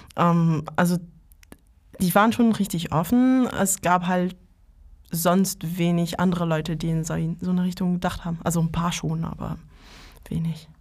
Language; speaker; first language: German; non-native, fluent; French